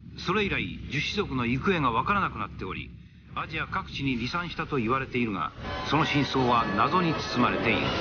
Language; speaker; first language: Japanese; native; Japanese